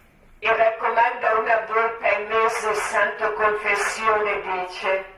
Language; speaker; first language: Italian; non-native, learner; Croatian